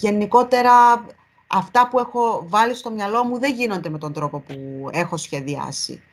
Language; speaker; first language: Greek; native; Greek